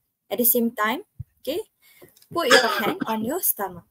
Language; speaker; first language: English; non-native, local second language; Malay